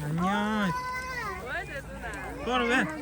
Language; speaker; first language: Korean; early bilingual, other home language; Mongolian